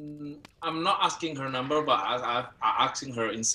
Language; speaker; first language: English; non-native, learner; Indonesian